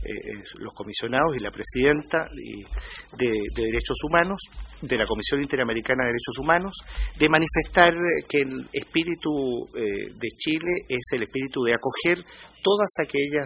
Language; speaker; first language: Spanish; native; Spanish